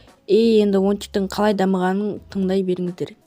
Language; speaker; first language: Kazakh; native; Kazakh